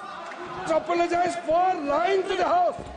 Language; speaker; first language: English; non-native, local second language; Hindi